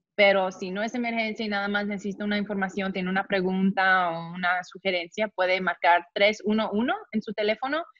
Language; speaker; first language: Spanish; early bilingual, heritage; Spanish